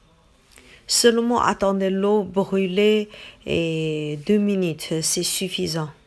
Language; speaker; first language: French; non-native, learner; Chinese